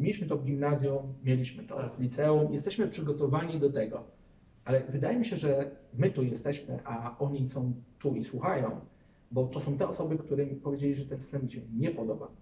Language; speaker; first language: Polish; native; Polish